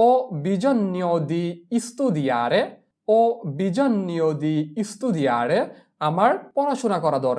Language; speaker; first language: Italian; non-native, fluent; Bangla